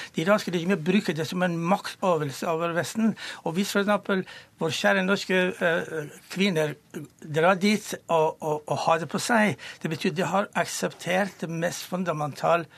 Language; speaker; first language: Norwegian; non-native, fluent; Persian